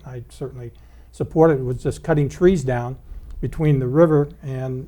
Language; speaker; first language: English; native; English